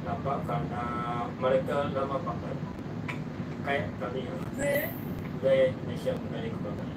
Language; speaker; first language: Indonesian; non-native, learner; Japanese